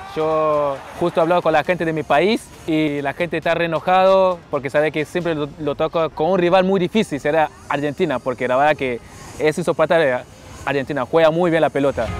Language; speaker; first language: Spanish; non-native, fluent; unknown